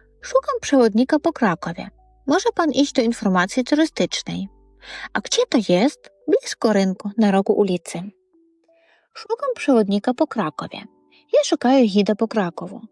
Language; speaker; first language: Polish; non-native, fluent; Ukrainian